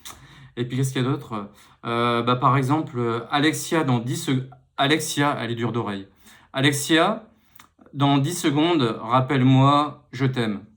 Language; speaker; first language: French; native; French